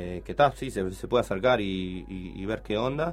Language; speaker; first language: Spanish; native; Spanish